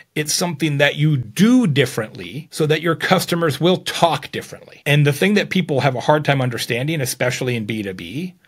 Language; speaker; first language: English; native; English